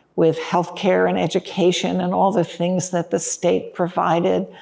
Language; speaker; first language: English; native; English